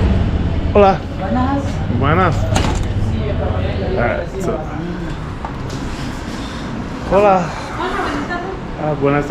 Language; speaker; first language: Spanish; non-native, learner; English